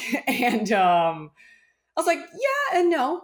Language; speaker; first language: English; early bilingual, other home language; German